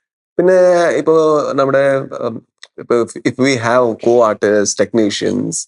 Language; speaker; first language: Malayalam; non-native, learner; Kannada